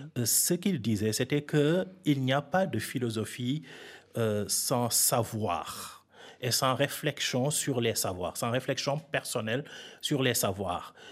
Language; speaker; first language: French; non-native, local second language; Fula